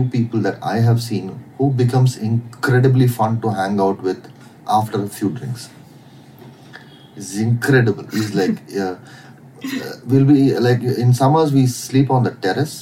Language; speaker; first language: English; non-native, local second language; Tamil